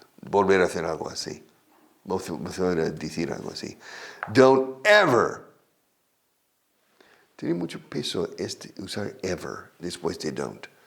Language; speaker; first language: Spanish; non-native, fluent; English